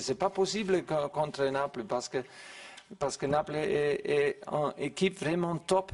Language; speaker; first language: French; non-native, learner; German